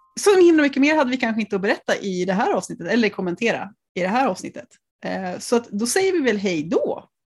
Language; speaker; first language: Swedish; native; Swedish